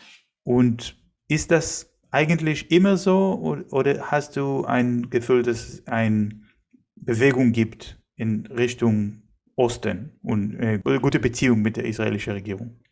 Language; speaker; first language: German; non-native, fluent; Hebrew